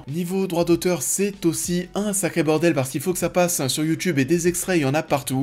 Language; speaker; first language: French; native; French